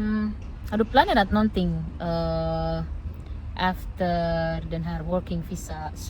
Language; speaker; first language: Swedish; non-native, learner; Indonesian